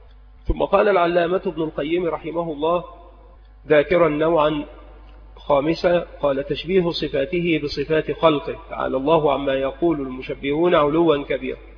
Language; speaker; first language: Arabic; native; Arabic